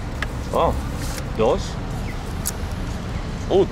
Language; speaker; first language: Spanish; non-native, learner; Norwegian